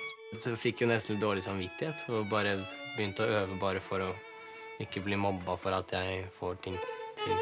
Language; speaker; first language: Norwegian; early bilingual, other home language; Russian